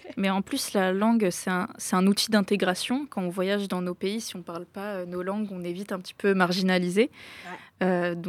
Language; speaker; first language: French; early bilingual, other home language; Arabic